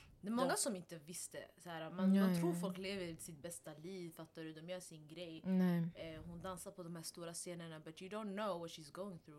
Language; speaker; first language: Swedish; non-native, local second language; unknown